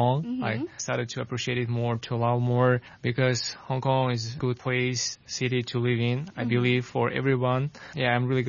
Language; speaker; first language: English; non-native, fluent; Tajik